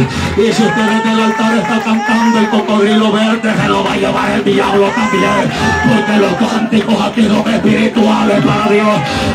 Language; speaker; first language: Spanish; native; Spanish